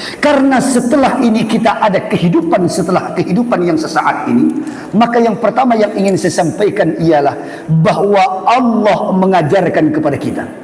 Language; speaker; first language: Malay; non-native, local second language; Buginese